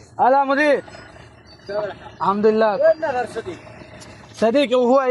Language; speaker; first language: Arabic; non-native, learner; Bangla